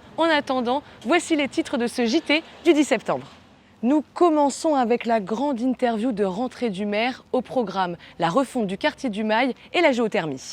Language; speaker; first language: French; native; French